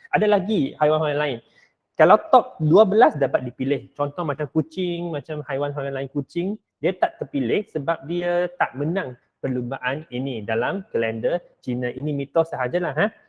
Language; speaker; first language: Malay; non-native, local second language; Min Nan Chinese